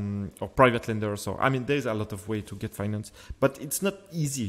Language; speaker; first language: English; non-native, fluent; French